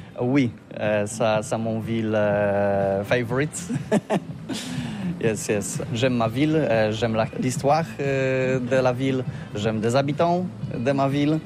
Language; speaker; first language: French; non-native, learner; Polish